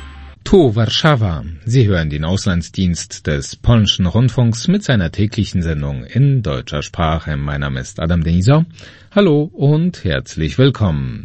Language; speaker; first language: German; non-native, fluent; Polish